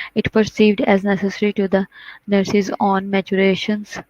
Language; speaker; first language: English; non-native, local second language; Urdu